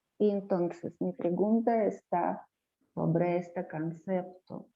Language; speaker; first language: Spanish; non-native, learner; Russian